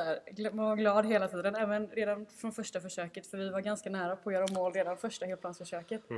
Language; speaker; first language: Swedish; native; Swedish